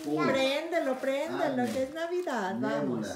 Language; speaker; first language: Spanish; native; Spanish